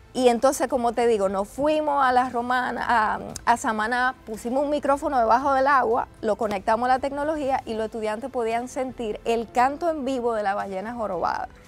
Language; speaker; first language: Spanish; native; Spanish